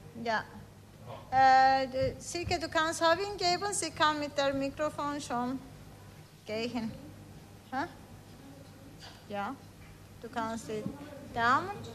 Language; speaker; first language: German; non-native, learner; Turkish